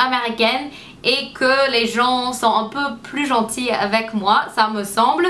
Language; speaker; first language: French; non-native, fluent; English